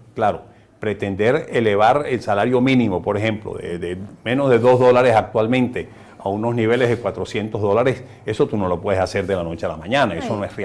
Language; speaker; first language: Spanish; native; Spanish